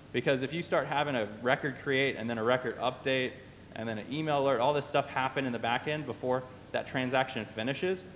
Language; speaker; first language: English; native; English